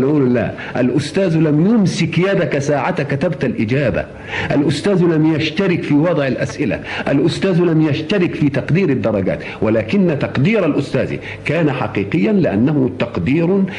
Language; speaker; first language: Arabic; native; Arabic